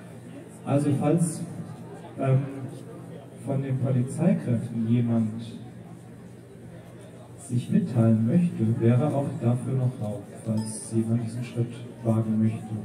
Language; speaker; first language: German; native; German